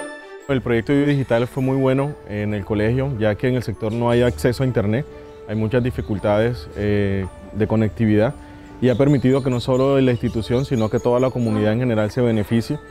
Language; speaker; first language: Spanish; native; Spanish